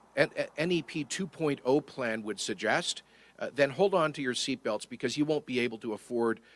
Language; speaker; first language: English; native; English